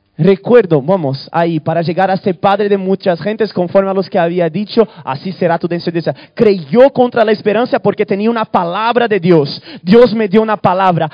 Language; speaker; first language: Spanish; early bilingual, other home language; Portuguese